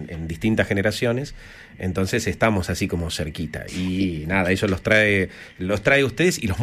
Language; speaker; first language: Spanish; native; Spanish